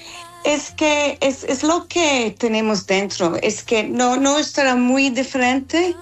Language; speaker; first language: Spanish; non-native, learner; English